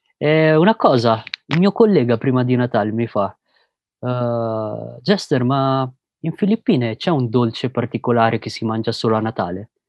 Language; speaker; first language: Italian; early bilingual, other home language; Filipino